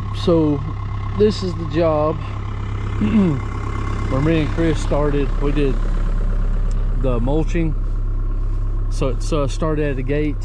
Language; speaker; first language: English; native; English